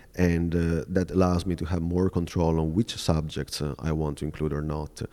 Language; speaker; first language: English; non-native, fluent; Italian